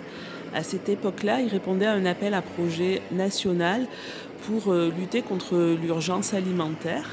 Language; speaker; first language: French; native; French